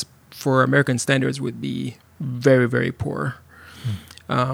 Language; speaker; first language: English; non-native, local second language; Jamaican Creole English